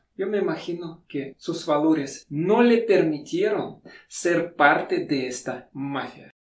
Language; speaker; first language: Spanish; non-native, fluent; Russian